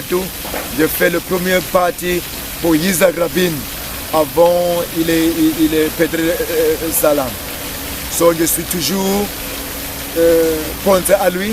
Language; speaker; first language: French; non-native, learner; English